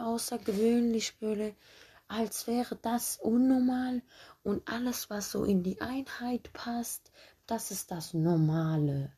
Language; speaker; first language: German; early bilingual, other home language; Turkish